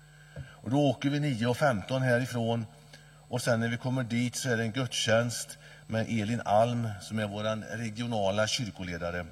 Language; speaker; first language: Swedish; native; Swedish